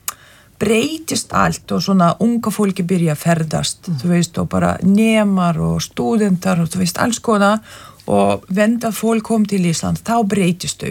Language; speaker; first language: Icelandic; non-native, fluent; Lithuanian